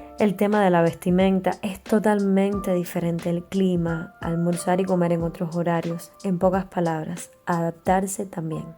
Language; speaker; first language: Spanish; native; Spanish